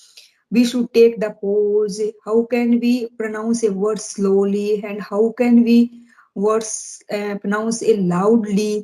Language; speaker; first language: English; non-native, learner; Hindi